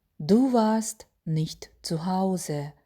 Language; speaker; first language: German; non-native, fluent; Ukrainian